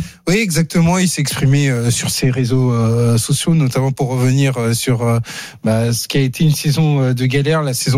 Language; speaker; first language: French; native; French